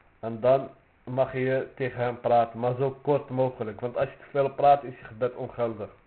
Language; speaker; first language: Dutch; early bilingual, other home language; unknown